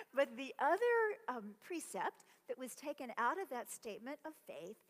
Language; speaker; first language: English; native; English